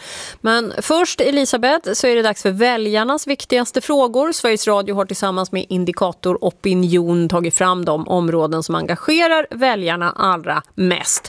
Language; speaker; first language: Swedish; native; Swedish